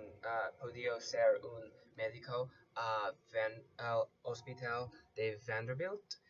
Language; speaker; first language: Spanish; non-native, learner; English